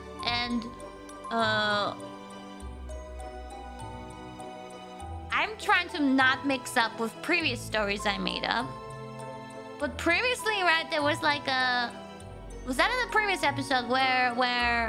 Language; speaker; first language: English; non-native, fluent; German